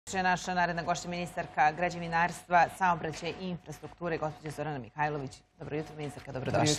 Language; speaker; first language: Serbian; native; Serbian